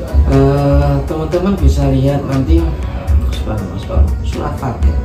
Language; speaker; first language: Indonesian; native; Indonesian